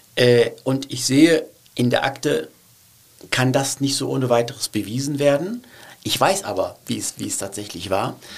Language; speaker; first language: German; early bilingual, other home language; Turkish